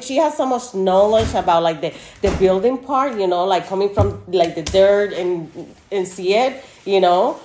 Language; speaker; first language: English; non-native, fluent; Spanish